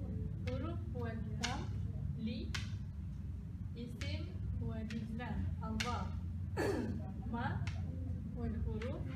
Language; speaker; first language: Arabic; non-native, learner; Malay